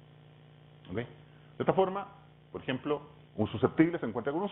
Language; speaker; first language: Spanish; native; Spanish